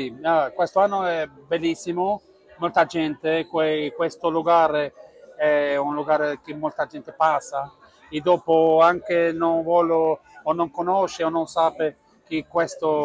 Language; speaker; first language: Italian; non-native, learner; Portuguese